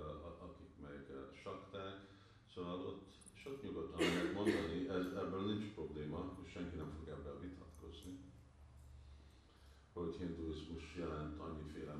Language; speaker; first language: Hungarian; early bilingual, heritage; Hungarian